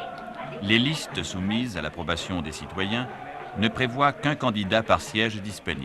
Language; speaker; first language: French; native; French